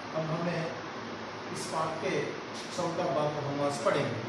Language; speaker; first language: Hindi; non-native, local second language; Telugu